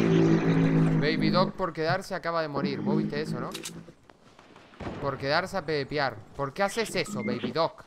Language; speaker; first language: Spanish; native; Spanish